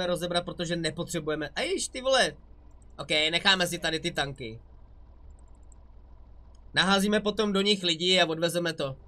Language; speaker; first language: Czech; native; Czech